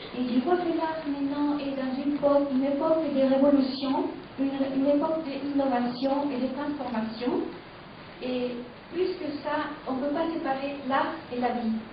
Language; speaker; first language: French; non-native, fluent; Catalan